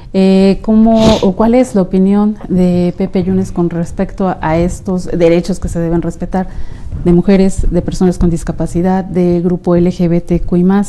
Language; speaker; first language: Spanish; native; Spanish